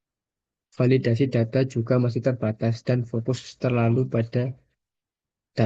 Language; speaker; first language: Indonesian; native; Indonesian